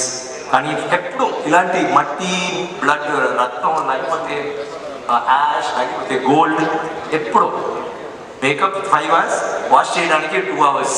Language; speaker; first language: Telugu; non-native, fluent; Tamil